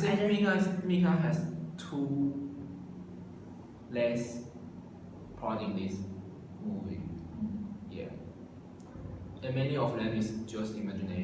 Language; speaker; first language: English; non-native, learner; Chinese